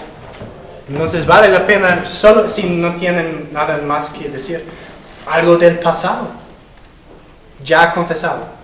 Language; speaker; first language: Spanish; non-native, fluent; English